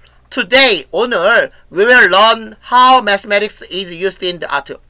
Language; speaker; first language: English; non-native, fluent; Korean